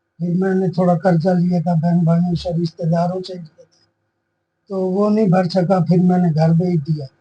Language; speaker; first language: Urdu; non-native, local second language; Punjabi